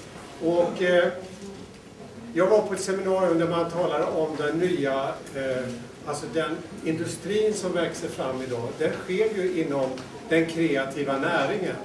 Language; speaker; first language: Swedish; native; Swedish